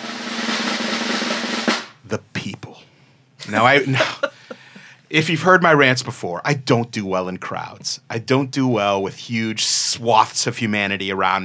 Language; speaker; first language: English; native; English